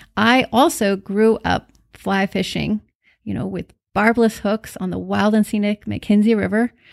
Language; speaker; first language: English; native; English